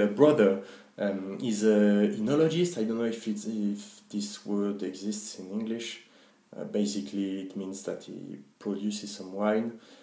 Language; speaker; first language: English; non-native, fluent; French